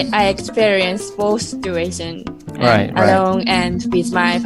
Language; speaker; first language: English; non-native, learner; Japanese